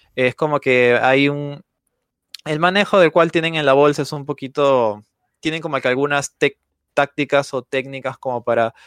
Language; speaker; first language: Spanish; native; Spanish